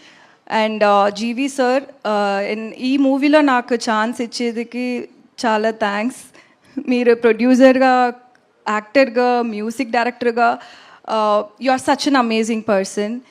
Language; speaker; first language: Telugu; non-native, learner; Tamil